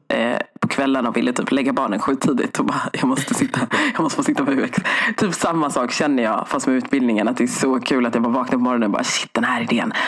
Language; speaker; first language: Swedish; early bilingual, other home language; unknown